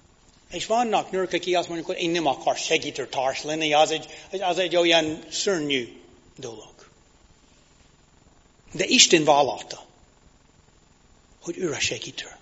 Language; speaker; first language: Hungarian; non-native, fluent; English